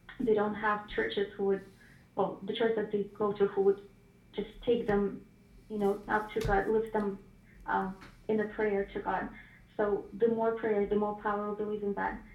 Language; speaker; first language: English; non-native, fluent; Ukrainian